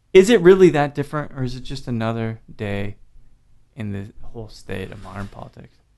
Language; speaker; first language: English; native; English